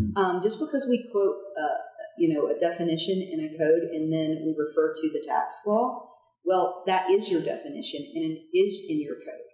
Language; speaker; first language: English; native; English